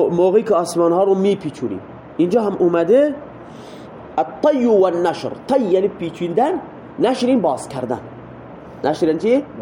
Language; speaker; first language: Persian; native; Persian